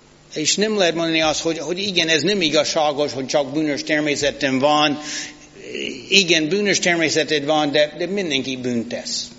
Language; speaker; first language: Hungarian; non-native, fluent; English